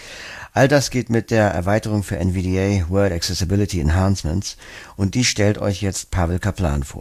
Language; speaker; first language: German; native; German